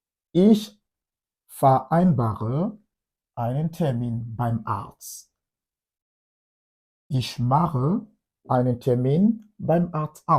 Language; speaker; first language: German; non-native, fluent; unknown